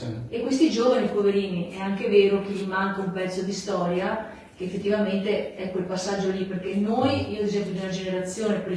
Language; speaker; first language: Italian; native; Italian